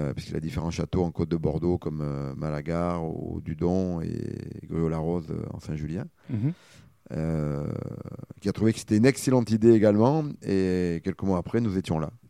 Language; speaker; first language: French; native; French